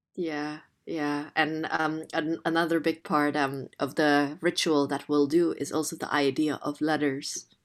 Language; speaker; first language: English; non-native, fluent; Indonesian